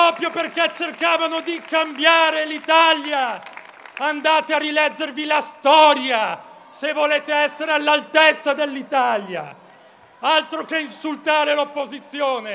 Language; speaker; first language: Italian; native; Italian